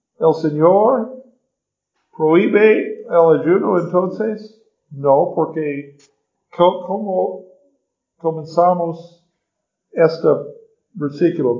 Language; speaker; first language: Spanish; non-native, learner; English